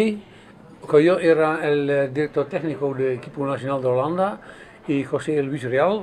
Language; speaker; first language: Spanish; non-native, fluent; Dutch